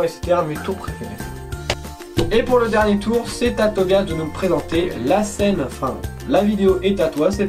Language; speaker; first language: French; native; French